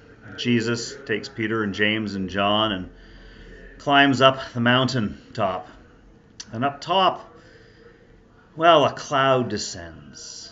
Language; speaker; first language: English; native; English